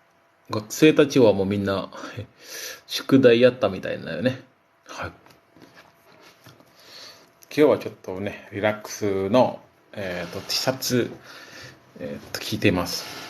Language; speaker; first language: Japanese; non-native, fluent; Indonesian